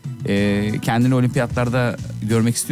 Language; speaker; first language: Turkish; native; Turkish